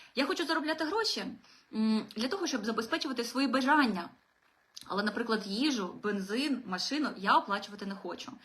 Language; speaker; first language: Ukrainian; non-native, local second language; Russian